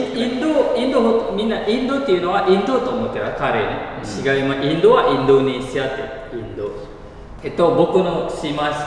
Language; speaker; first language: Japanese; non-native, learner; Indonesian